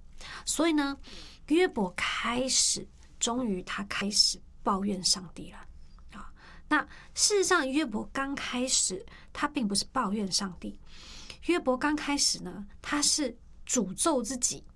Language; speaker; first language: Chinese; native; Chinese